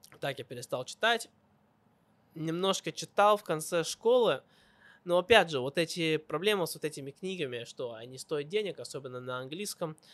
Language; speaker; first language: Russian; early bilingual, heritage; Russian